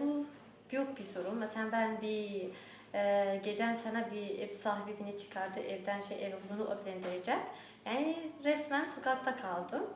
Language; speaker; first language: Turkish; non-native, learner; Arabic